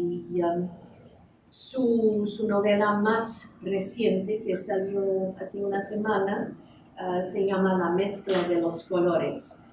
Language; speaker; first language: Spanish; non-native, fluent; English